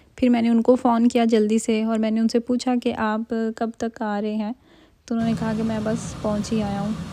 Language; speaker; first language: Urdu; native; Urdu